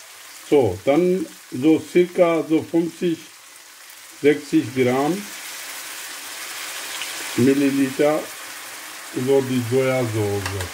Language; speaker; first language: German; non-native, learner; Urdu